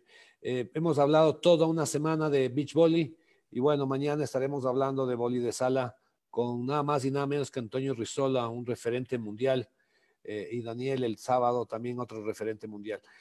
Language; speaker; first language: Spanish; native; Spanish